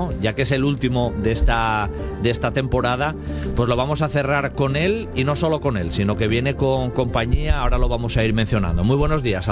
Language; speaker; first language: Spanish; native; Spanish